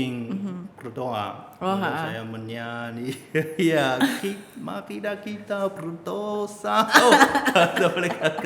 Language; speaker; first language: Indonesian; non-native, learner; Chinese